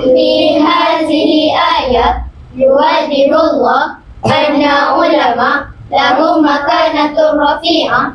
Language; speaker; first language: Arabic; non-native, learner; Malay